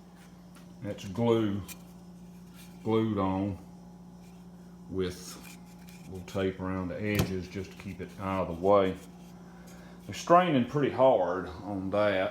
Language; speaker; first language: English; native; English